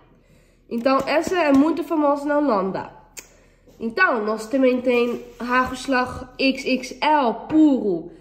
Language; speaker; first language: Portuguese; non-native, learner; Dutch